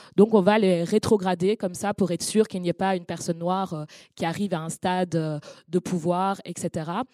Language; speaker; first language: French; native; French